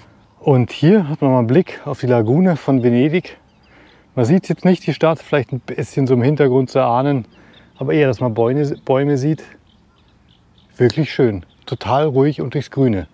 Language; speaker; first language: German; native; German